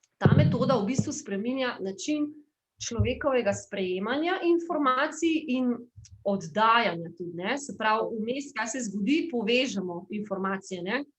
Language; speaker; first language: Slovenian; native; Slovenian